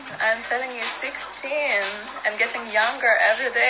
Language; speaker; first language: English; non-native, fluent; Russian